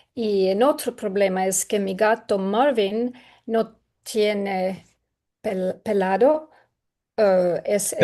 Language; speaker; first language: Spanish; non-native, learner; English